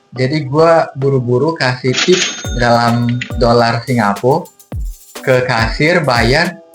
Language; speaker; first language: Indonesian; non-native, fluent; English